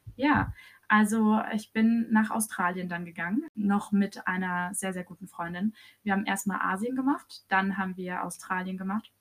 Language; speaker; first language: German; early bilingual, other home language; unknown